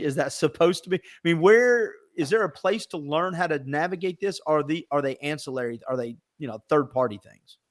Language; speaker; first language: English; native; English